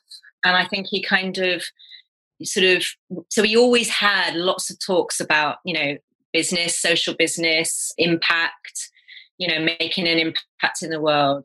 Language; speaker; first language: English; native; English